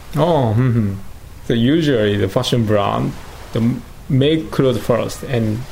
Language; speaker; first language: English; non-native, learner; Japanese